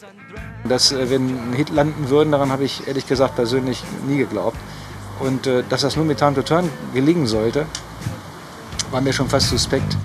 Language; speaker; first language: German; native; German